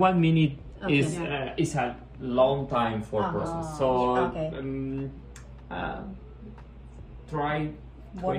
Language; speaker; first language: English; non-native, learner; Spanish